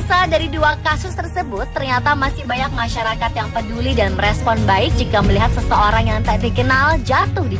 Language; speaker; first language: Indonesian; native; Indonesian